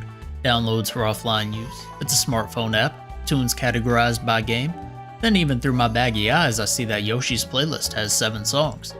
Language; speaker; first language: English; native; English